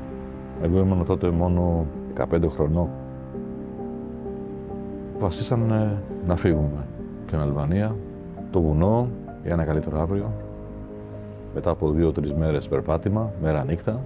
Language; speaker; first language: Greek; non-native, fluent; Albanian